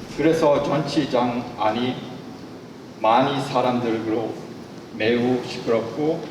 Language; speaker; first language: Korean; non-native, fluent; German